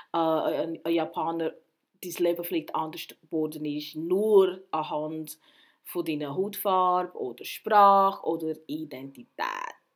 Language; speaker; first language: German; early bilingual, heritage; English